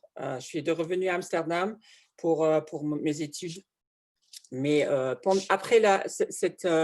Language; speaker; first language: French; non-native, fluent; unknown